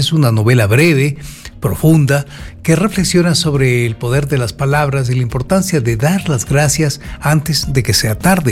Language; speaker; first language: Spanish; native; Spanish